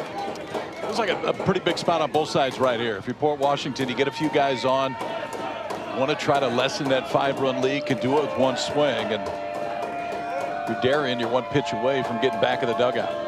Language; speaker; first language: English; native; English